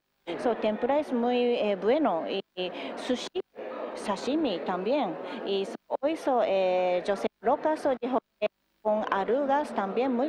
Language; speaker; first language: Spanish; non-native, learner; Japanese